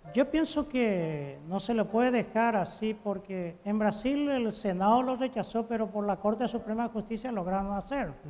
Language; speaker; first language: Spanish; non-native, local second language; Guarani